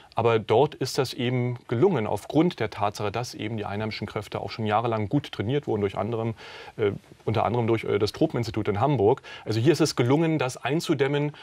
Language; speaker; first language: German; native; German